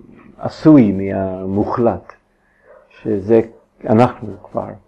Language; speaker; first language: Hebrew; non-native, fluent; English